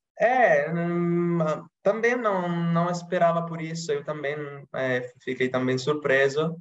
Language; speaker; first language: Portuguese; non-native, fluent; Italian